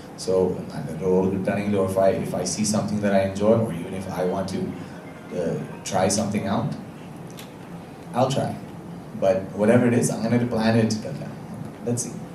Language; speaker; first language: Malayalam; native; Malayalam